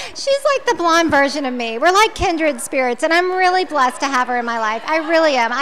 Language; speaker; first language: English; native; English